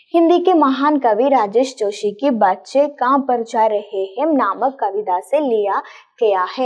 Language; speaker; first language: Hindi; non-native, local second language; Malayalam